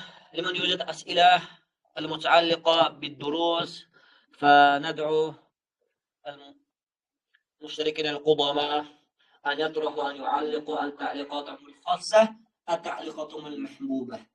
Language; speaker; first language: Arabic; non-native, fluent; Uzbek